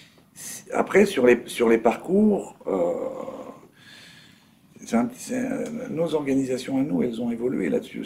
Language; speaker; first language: French; native; French